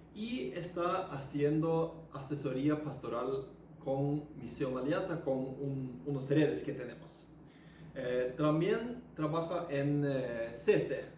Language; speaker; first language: Spanish; non-native, fluent; Norwegian